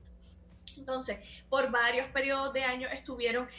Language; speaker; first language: Spanish; native; Spanish